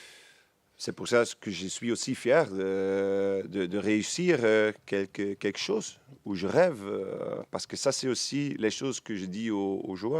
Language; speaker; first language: French; non-native, local second language; Dutch